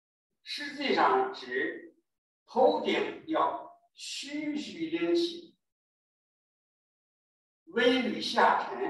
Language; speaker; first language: Chinese; native; Chinese